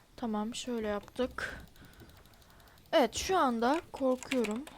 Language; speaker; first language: Turkish; native; Turkish